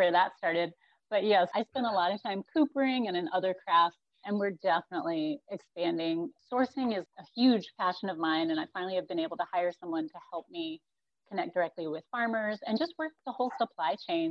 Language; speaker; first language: English; native; English